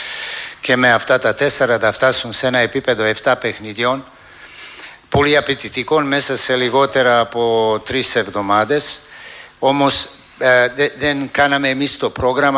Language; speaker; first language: Greek; non-native, fluent; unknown